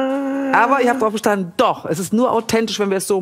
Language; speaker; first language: German; native; German